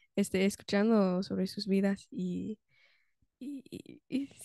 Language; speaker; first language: Spanish; non-native, fluent; English